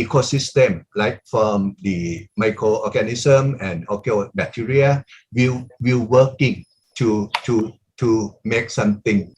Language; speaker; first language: English; non-native, learner; Thai